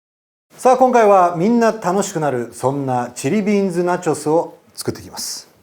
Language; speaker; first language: Japanese; native; Japanese